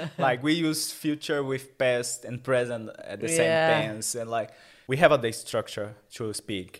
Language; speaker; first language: English; non-native, learner; Portuguese